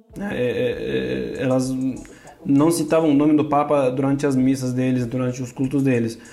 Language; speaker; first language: Portuguese; non-native, fluent; Kurdish